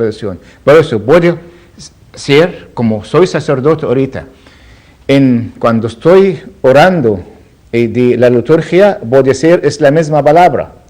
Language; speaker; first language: Spanish; non-native, learner; Arabic